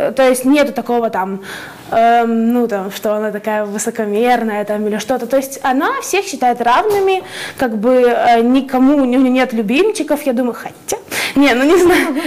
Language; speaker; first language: Russian; native; Russian